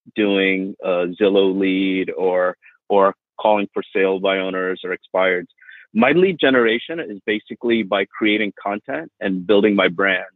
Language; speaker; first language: English; native; English